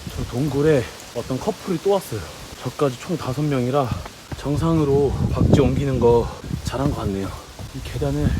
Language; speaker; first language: Korean; native; Korean